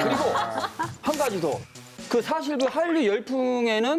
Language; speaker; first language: Korean; native; Korean